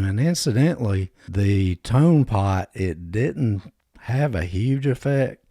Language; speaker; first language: English; native; English